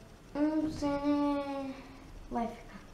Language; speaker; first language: Portuguese; early bilingual, heritage; Turkish